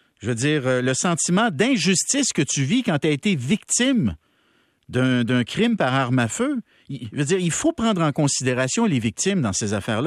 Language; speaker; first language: French; native; French